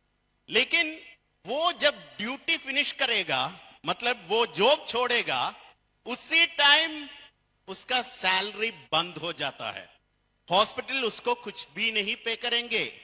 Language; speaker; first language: Hindi; non-native, fluent; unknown